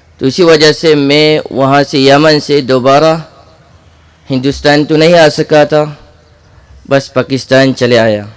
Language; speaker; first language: Urdu; non-native, fluent; Malay